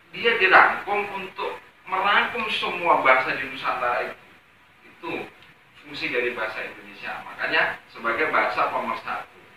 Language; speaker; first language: Indonesian; non-native, local second language; Javanese